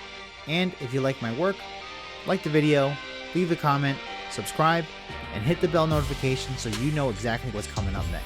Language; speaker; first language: English; native; English